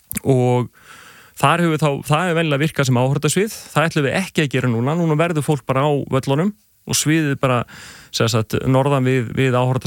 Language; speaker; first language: Icelandic; native; Icelandic